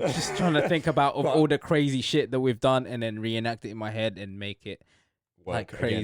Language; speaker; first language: English; native; English